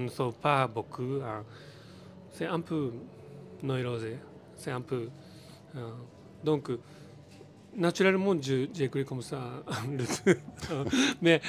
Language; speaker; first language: French; non-native, learner; Japanese